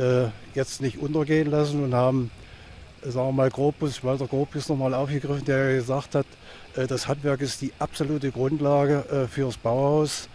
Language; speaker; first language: German; native; German